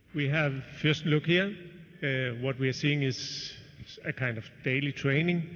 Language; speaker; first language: English; non-native, fluent; Danish